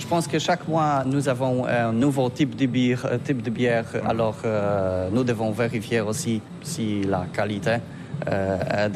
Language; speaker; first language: French; non-native, learner; Polish